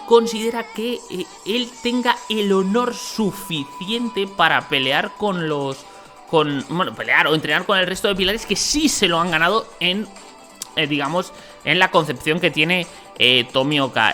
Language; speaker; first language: Spanish; native; Spanish